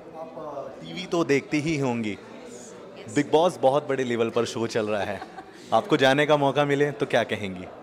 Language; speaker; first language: Hindi; native; Hindi